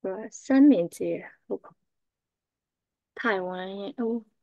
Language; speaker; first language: Chinese; non-native, learner; Burmese